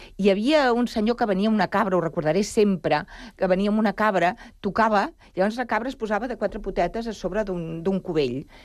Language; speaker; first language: Catalan; non-native, local second language; Spanish